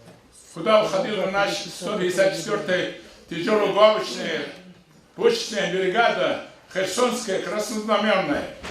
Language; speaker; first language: Russian; non-native, local second language; Avaric